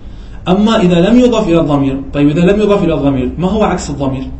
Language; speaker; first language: Arabic; native; Arabic